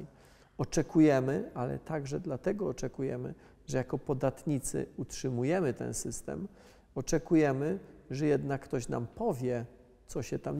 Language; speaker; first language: Polish; native; Polish